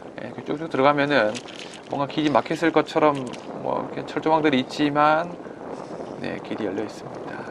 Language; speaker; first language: Korean; native; Korean